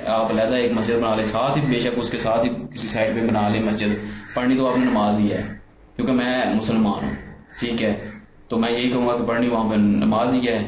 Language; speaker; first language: Urdu; non-native, local second language; Punjabi